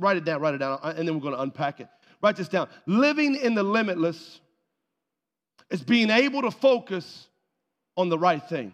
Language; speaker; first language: English; native; English